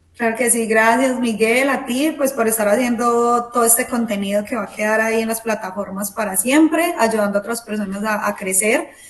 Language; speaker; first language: Spanish; native; Spanish